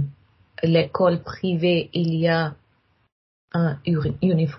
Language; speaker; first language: French; non-native, learner; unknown